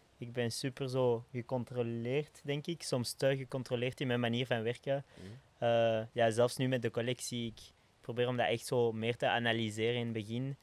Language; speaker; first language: Dutch; non-native, local second language; French